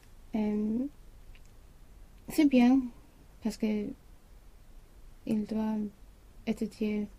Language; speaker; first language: French; non-native, learner; Swedish